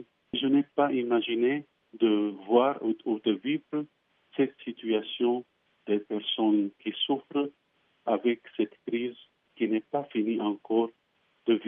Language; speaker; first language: French; non-native, fluent; Arabic